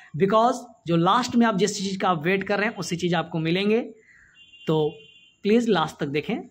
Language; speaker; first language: Hindi; native; Hindi